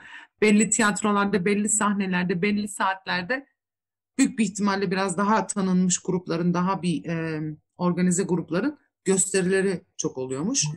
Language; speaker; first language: Turkish; native; Turkish